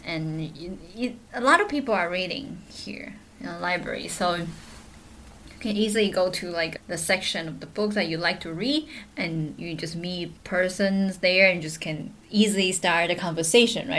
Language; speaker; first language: English; non-native, fluent; Chinese